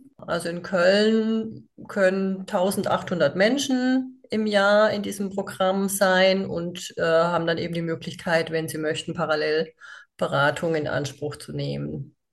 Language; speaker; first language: German; native; German